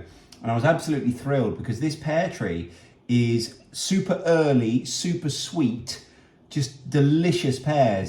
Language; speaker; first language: English; native; English